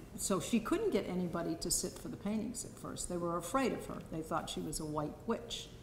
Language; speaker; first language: English; native; English